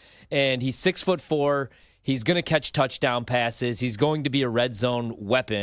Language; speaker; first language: English; native; English